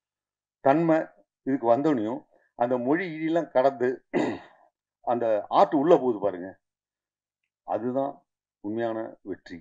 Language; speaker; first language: Tamil; native; Tamil